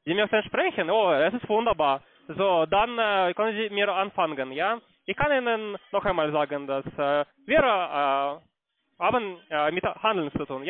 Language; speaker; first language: German; non-native, learner; Russian